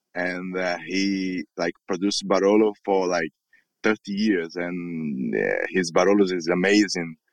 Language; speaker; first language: English; non-native, learner; Portuguese